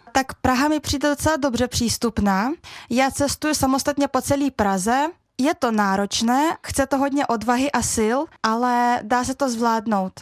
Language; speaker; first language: Czech; early bilingual, other home language; Russian